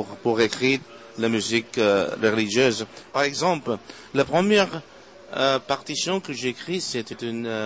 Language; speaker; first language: French; non-native, fluent; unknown